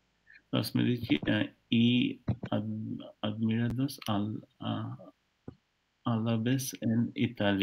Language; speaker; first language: Spanish; non-native, learner; English